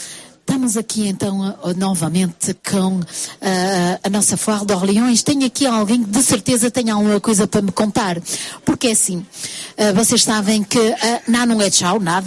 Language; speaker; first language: Portuguese; early bilingual, heritage; Portuguese